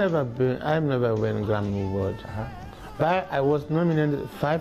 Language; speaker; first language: English; non-native, learner; Bambara